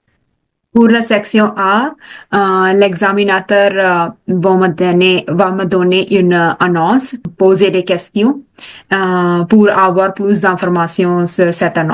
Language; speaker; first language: French; non-native, learner; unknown